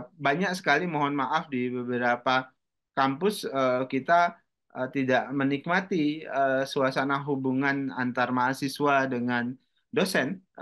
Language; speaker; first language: Indonesian; native; Indonesian